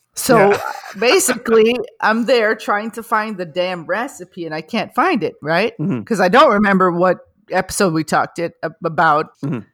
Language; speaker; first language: English; non-native, fluent; Portuguese